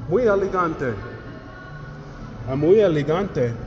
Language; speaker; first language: Spanish; non-native, learner; English